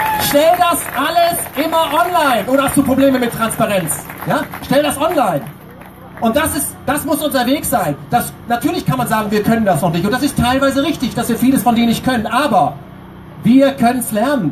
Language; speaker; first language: German; native; German